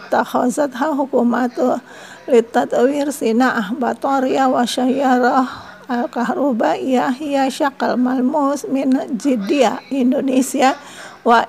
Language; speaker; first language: Arabic; non-native, fluent; Indonesian